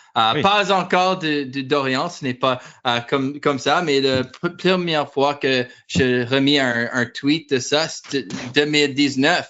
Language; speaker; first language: French; non-native, learner; English